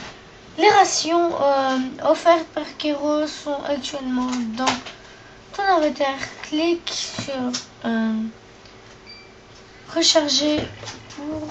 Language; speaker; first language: French; native; French